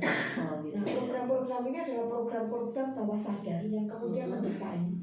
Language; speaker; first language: Indonesian; native; Indonesian